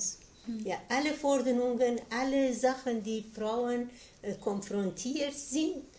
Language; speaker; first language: German; non-native, learner; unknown